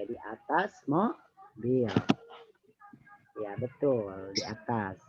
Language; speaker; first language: Indonesian; native; Indonesian